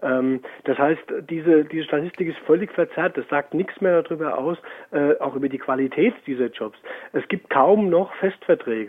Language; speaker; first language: German; native; German